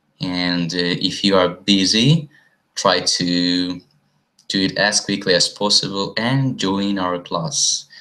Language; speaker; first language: English; non-native, fluent; Russian